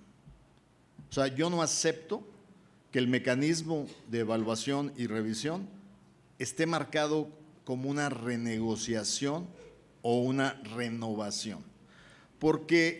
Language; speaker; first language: Spanish; native; Spanish